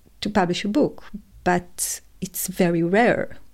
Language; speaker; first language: English; non-native, fluent; Hebrew